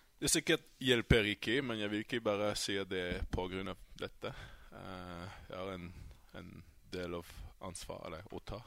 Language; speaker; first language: Norwegian; non-native, fluent; French